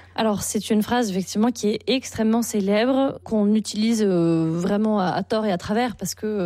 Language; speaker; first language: French; native; French